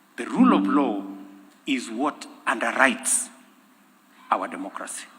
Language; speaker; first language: English; non-native, local second language; Kalenjin